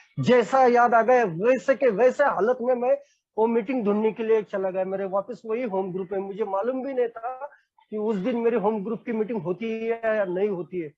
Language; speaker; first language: Hindi; non-native, local second language; Marathi